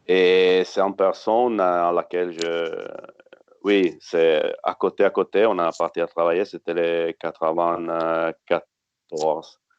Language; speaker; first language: French; non-native, fluent; Italian